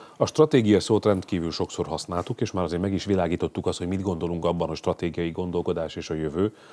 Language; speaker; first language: Hungarian; native; Hungarian